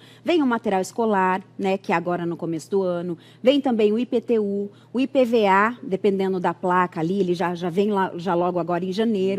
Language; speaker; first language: Portuguese; native; Portuguese